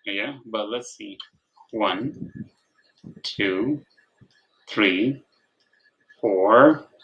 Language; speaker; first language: English; non-native, fluent; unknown